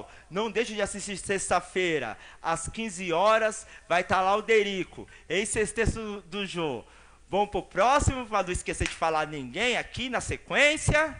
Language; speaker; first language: Portuguese; native; Portuguese